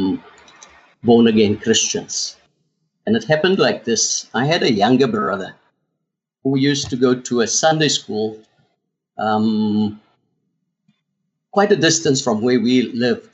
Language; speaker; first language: English; non-native, local second language; Afrikaans